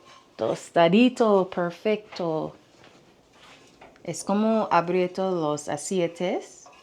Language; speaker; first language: Spanish; non-native, learner; English